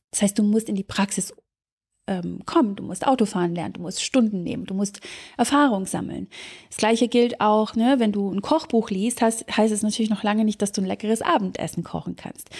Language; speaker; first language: German; early bilingual, other home language; Serbian